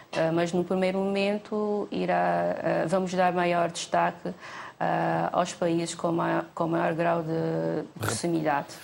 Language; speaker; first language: Portuguese; non-native, local second language; Kabuverdianu